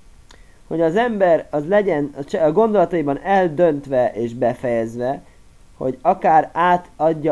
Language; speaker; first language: Hungarian; native; Hungarian